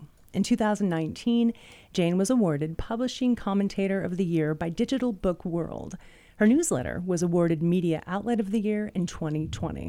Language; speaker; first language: English; native; English